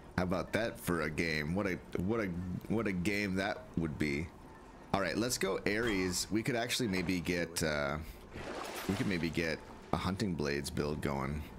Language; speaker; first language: English; native; English